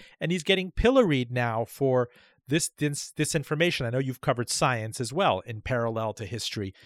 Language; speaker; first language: English; early bilingual, other home language; Persian